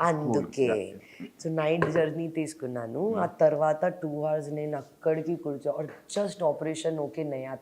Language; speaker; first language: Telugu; non-native, learner; Hindi